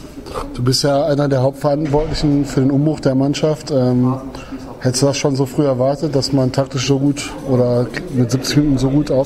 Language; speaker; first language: German; native; German